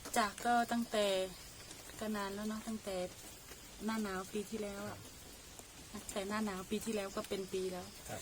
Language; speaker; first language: Thai; native; Thai